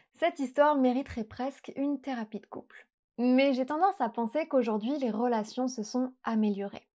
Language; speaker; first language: French; native; French